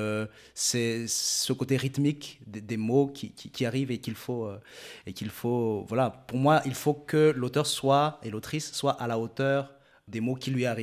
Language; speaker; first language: French; non-native, local second language; Malagasy